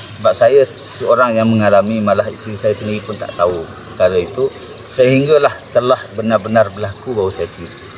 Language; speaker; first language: Malay; native; Malay